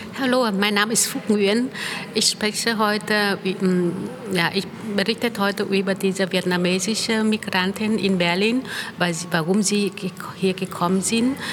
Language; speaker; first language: German; non-native, fluent; Vietnamese